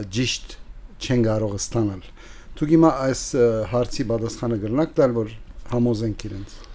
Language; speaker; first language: Armenian; early bilingual, heritage; Armenian